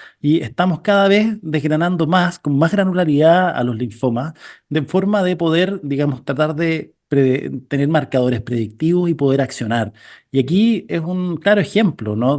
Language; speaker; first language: Spanish; native; Spanish